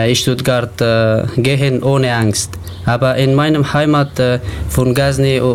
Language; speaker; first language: German; non-native, learner; Persian